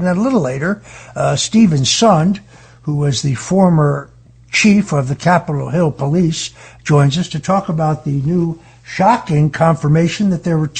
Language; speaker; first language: English; native; English